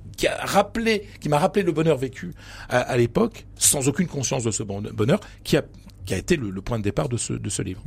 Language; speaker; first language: French; native; French